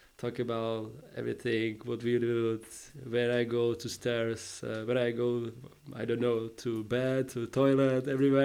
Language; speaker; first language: English; non-native, learner; Czech